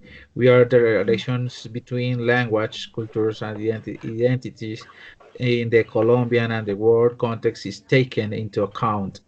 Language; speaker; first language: English; non-native, learner; Spanish